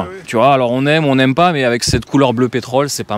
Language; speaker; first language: French; native; French